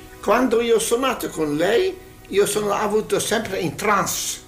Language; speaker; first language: Italian; non-native, learner; Hungarian